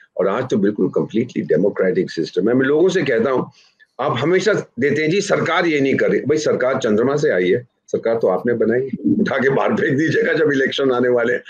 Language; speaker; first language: Hindi; native; Hindi